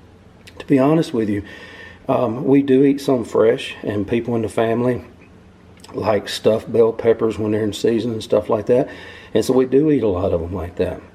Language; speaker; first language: English; native; English